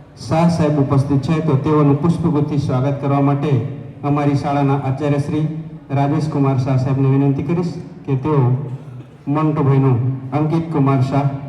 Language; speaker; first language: Gujarati; native; Gujarati